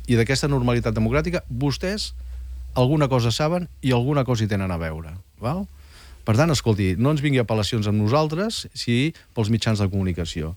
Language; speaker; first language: Catalan; native; Catalan